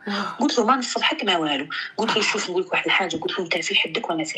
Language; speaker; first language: Arabic; native; Arabic